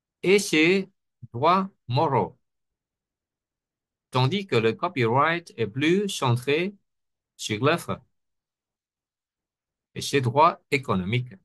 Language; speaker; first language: French; non-native, fluent; Vietnamese